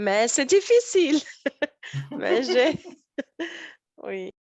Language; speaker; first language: French; non-native, learner; Portuguese